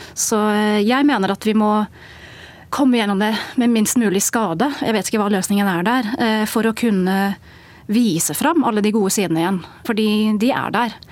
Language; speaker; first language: Norwegian; non-native, fluent; English